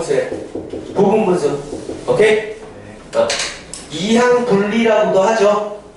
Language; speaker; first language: Korean; native; Korean